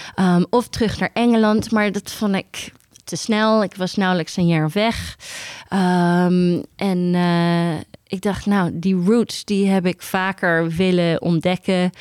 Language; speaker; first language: Dutch; early bilingual, heritage; Dutch